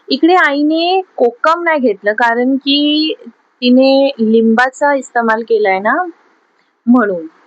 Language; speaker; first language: Marathi; non-native, local second language; Urdu